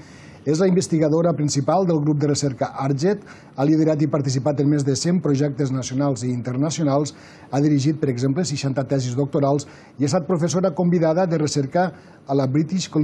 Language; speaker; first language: Catalan; native; Catalan